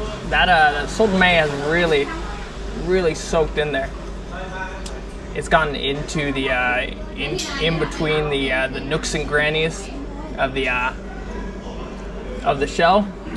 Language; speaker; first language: English; native; English